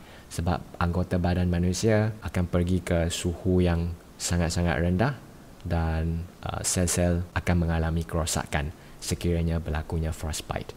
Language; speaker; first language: Malay; native; Malay